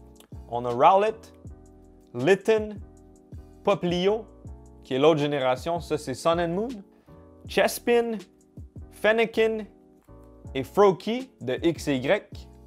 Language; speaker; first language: French; native; French